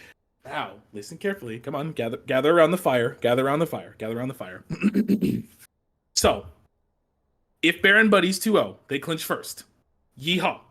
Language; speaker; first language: English; native; English